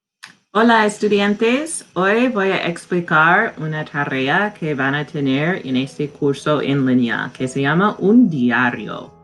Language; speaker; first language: Spanish; non-native, fluent; English